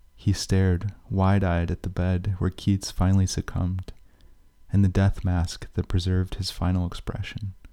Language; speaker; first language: English; native; English